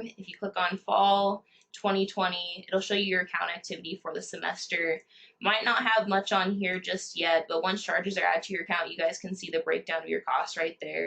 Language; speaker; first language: English; native; English